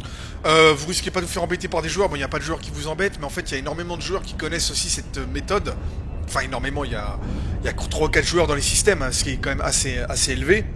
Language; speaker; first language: French; native; French